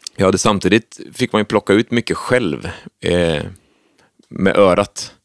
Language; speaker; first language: Swedish; native; Swedish